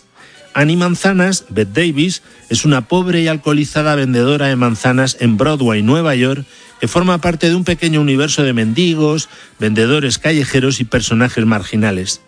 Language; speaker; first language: Spanish; native; Spanish